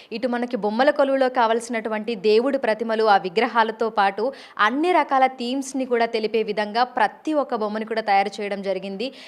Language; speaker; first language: Telugu; native; Telugu